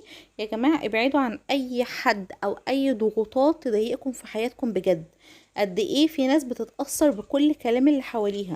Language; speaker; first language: Arabic; native; Arabic